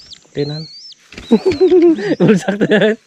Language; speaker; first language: Filipino; non-native, local second language; Iloko